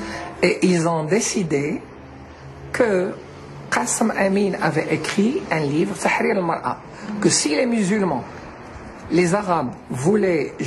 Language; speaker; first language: French; non-native, local second language; Arabic